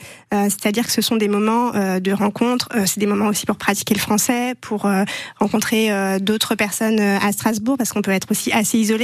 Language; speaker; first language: French; native; French